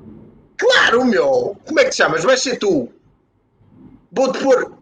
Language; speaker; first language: Portuguese; native; Portuguese